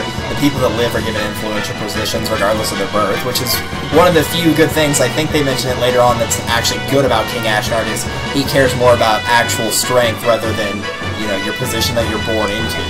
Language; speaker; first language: English; native; English